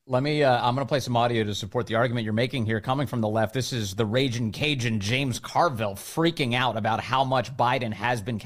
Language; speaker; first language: English; native; English